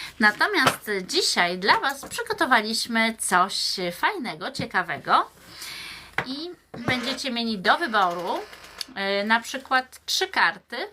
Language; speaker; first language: Polish; native; Polish